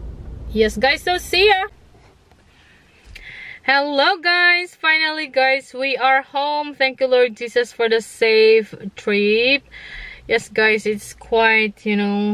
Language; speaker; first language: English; non-native, local second language; Filipino